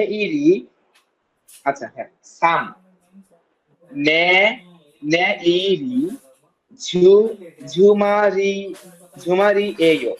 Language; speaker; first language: Korean; non-native, learner; Bangla